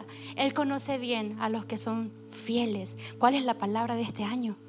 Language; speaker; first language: Spanish; native; Spanish